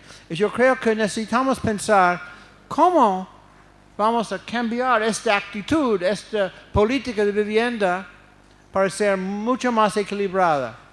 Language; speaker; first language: Spanish; non-native, fluent; English